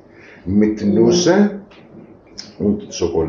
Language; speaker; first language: German; non-native, learner; Greek